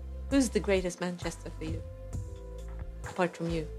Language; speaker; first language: English; non-native, fluent; Russian